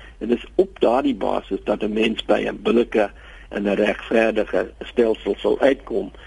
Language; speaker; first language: Afrikaans; non-native, local second language; English